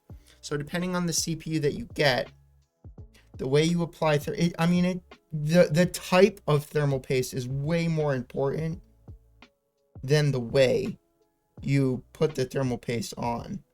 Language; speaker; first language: English; native; English